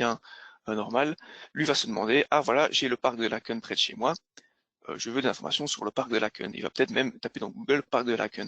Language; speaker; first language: French; native; French